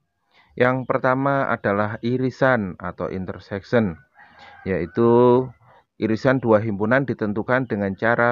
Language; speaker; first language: Indonesian; native; Indonesian